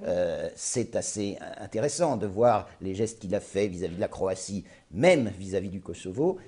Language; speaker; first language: French; native; French